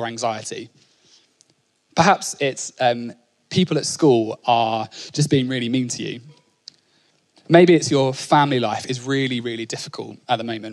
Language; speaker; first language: English; native; English